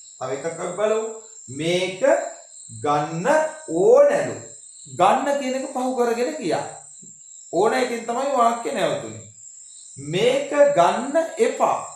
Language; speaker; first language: Sinhala; non-native, local second language; Tamil